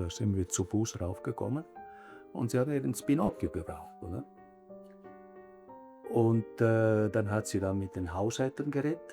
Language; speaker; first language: German; early bilingual, other home language; Italian